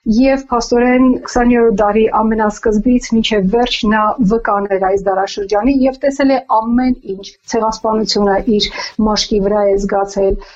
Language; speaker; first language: Armenian; native; Armenian